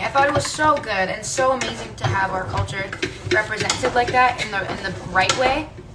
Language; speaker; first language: English; early bilingual, other home language; Italian